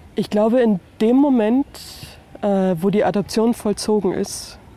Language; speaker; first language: German; native; German